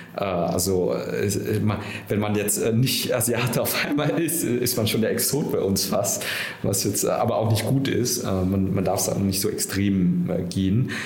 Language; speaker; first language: German; early bilingual, other home language; Vietnamese